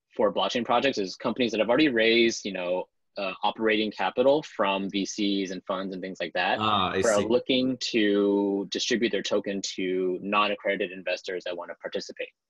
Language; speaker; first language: English; native; English